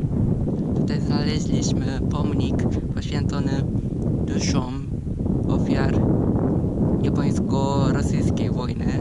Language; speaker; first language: Polish; non-native, fluent; Japanese